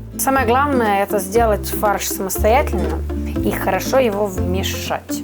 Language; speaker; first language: Russian; non-native, fluent; Serbian